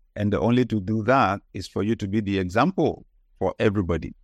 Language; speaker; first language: English; non-native, local second language; Yoruba